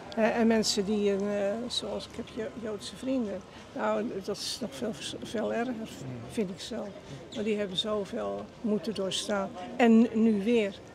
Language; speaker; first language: Dutch; native; Dutch